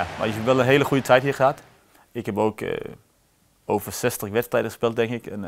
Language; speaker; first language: Dutch; non-native, fluent; Danish